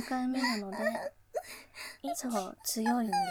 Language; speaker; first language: Japanese; native; Japanese